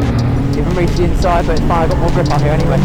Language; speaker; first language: English; native; English